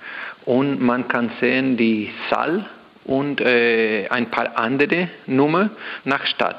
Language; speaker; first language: German; non-native, learner; Spanish